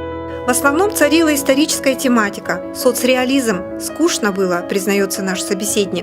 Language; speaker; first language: Russian; native; Russian